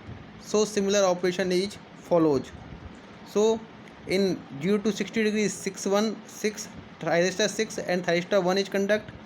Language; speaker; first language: English; non-native, local second language; Hindi